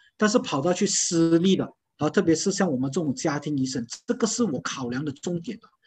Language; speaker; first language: Chinese; native; Chinese